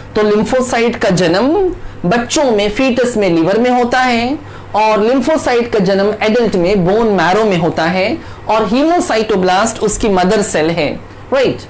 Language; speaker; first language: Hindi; native; Hindi